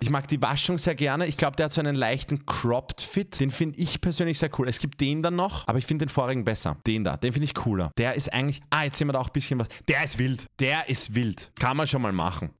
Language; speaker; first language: German; native; German